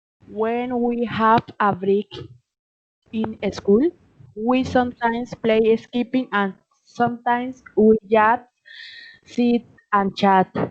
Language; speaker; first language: English; non-native, learner; Spanish